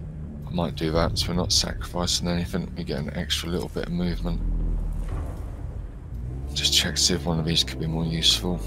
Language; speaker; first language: English; native; English